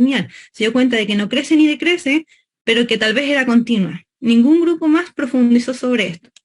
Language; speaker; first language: Spanish; native; Spanish